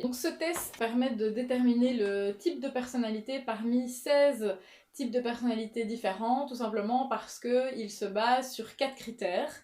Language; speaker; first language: French; native; French